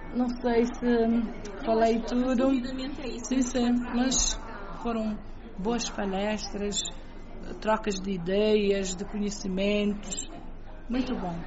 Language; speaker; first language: Portuguese; non-native, local second language; Kabuverdianu